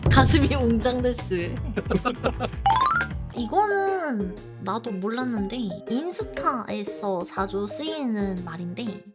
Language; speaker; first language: Korean; native; Korean